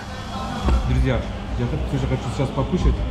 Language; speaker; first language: Russian; non-native, learner; Turkish